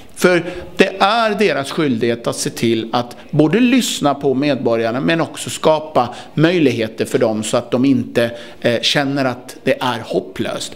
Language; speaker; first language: Swedish; early bilingual, other home language; Turkish